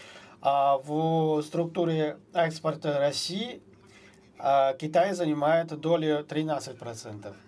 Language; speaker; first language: Russian; non-native, fluent; Chinese